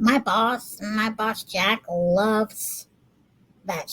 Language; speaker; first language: English; native; English